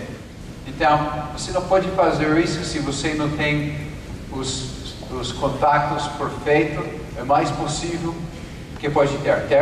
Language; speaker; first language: Portuguese; non-native, fluent; English